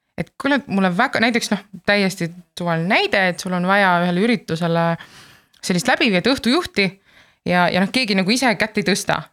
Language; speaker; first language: Estonian; native; Estonian